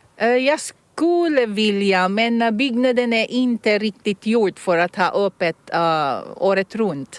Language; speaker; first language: Swedish; non-native, fluent; Filipino